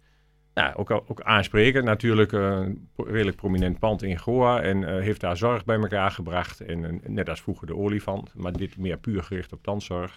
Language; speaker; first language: Dutch; native; Dutch